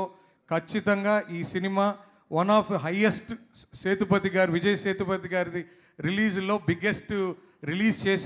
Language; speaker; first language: Telugu; native; Telugu